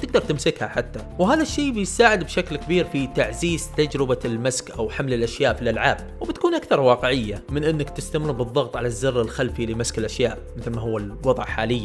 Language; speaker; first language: Arabic; native; Arabic